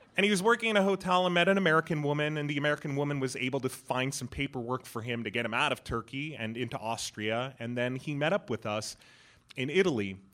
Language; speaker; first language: English; early bilingual, other home language; Persian